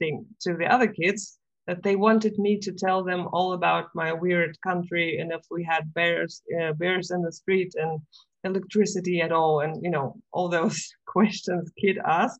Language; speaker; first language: English; non-native, fluent; Russian